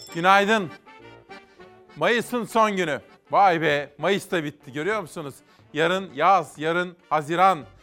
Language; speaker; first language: Turkish; native; Turkish